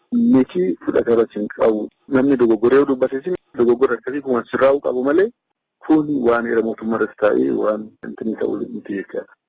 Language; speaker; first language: Oromo; native; Oromo